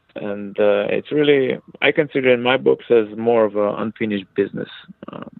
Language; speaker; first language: English; non-native, fluent; Hebrew